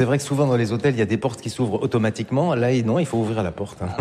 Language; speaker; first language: French; native; French